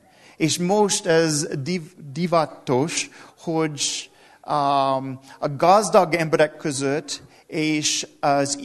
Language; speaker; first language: Hungarian; non-native, learner; English